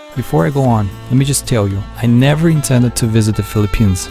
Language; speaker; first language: English; non-native, fluent; Russian